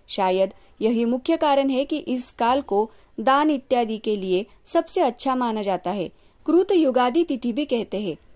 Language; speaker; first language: Hindi; non-native, local second language; Marathi